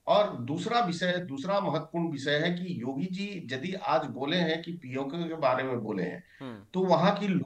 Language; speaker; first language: Hindi; native; Hindi